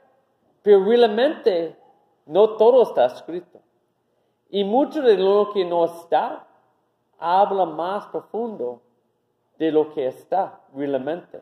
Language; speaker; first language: Spanish; non-native, fluent; English